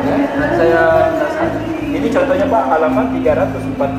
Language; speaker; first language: Indonesian; native; Indonesian